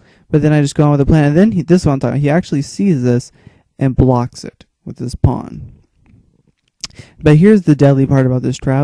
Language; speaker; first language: English; native; English